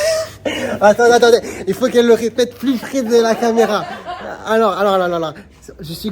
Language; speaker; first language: French; native; French